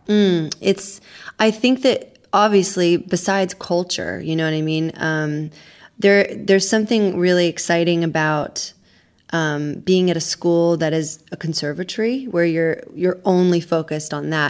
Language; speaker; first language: English; native; English